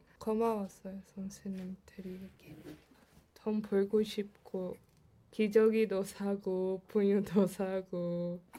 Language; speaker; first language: Korean; non-native, learner; Portuguese